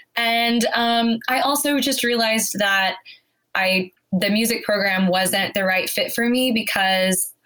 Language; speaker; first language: English; native; English